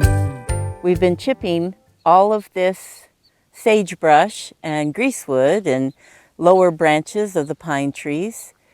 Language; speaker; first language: English; native; English